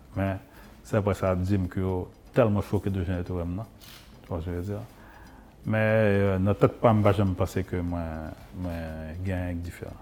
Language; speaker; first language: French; non-native, local second language; Haitian Creole